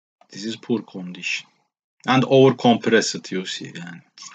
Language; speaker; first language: English; non-native, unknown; Turkish